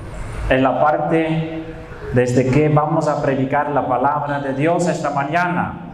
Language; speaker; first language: Spanish; non-native, fluent; Dutch